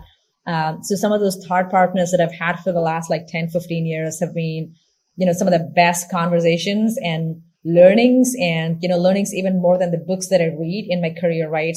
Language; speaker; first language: English; non-native, local second language; Tamil